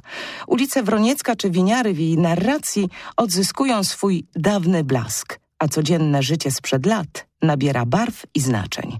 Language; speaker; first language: Polish; native; Polish